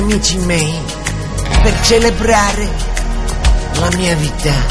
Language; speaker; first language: Italian; non-native, learner; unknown